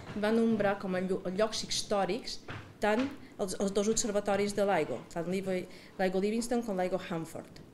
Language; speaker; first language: Catalan; native; Catalan